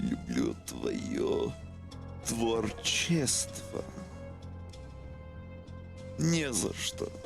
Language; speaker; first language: Russian; non-native, learner; English